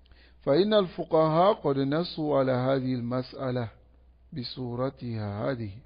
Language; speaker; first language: Arabic; non-native, fluent; French